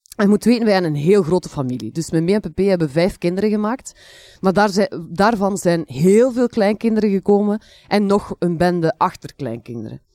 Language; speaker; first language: Dutch; native; Dutch